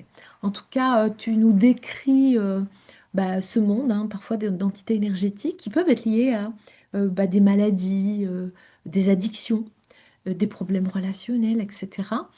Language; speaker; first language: French; native; French